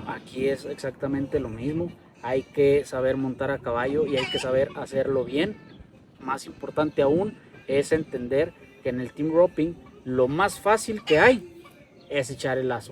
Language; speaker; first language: Spanish; native; Spanish